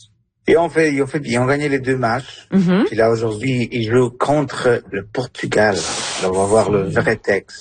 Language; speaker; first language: French; early bilingual, other home language; Spanish